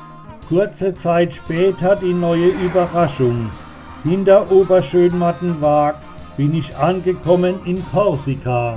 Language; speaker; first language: German; native; German